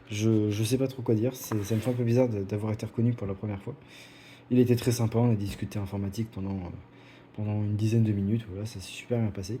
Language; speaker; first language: French; native; French